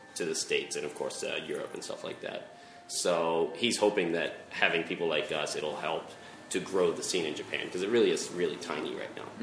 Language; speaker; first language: English; native; English